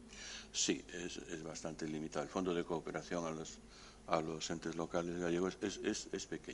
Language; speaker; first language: Spanish; native; Spanish